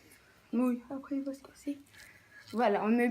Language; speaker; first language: French; native; French